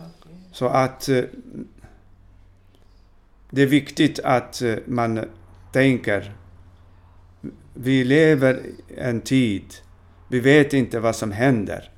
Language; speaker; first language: Swedish; non-native, fluent; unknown